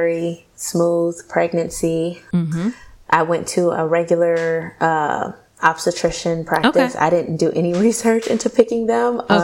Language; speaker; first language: English; native; English